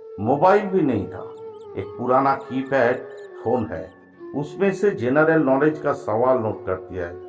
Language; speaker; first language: Hindi; non-native, local second language; Bangla